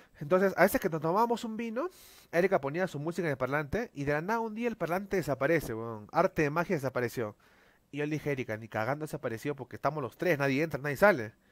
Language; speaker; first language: Spanish; native; Spanish